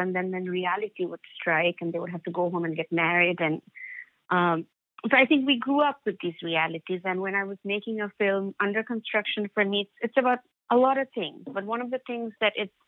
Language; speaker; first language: English; non-native, local second language; Bangla